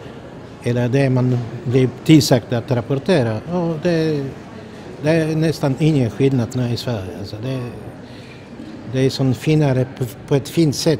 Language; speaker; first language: Swedish; non-native, fluent; Polish